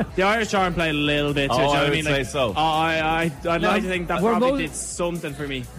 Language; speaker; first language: English; native; English